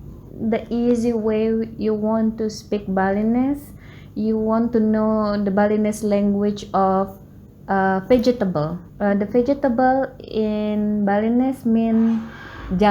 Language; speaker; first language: English; non-native, learner; Balinese